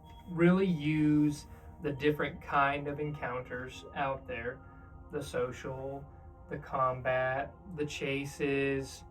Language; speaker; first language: English; native; English